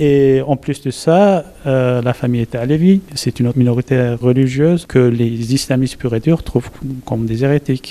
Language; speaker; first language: French; non-native, fluent; Kurdish